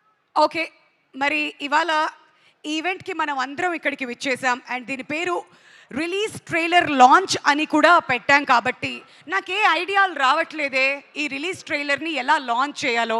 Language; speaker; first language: Telugu; native; Telugu